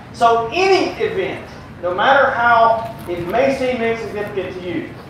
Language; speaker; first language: English; native; English